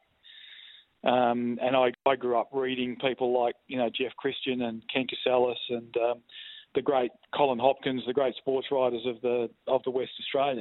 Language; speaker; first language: English; native; English